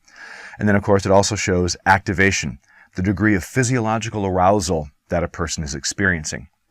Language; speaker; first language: English; native; English